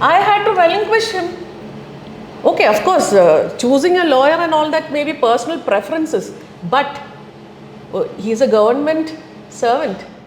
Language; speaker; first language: English; non-native, local second language; Malayalam